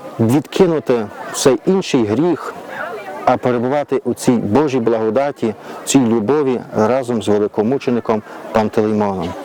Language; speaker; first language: Ukrainian; native; Ukrainian